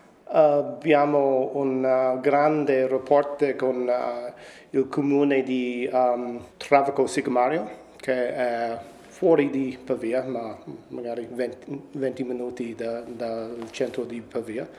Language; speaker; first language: Italian; non-native, fluent; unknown